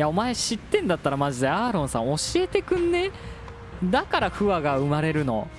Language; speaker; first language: Japanese; native; Japanese